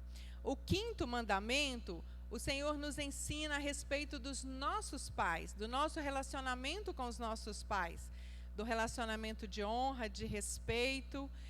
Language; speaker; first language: Portuguese; native; Portuguese